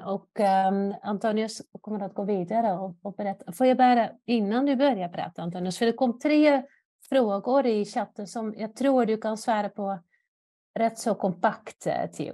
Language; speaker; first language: Swedish; non-native, fluent; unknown